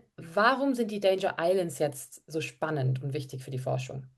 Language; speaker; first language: German; native; German